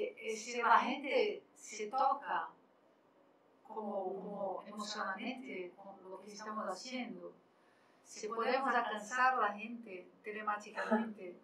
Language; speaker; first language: Spanish; non-native, fluent; Portuguese